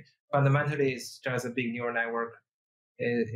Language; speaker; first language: English; non-native, fluent; Chinese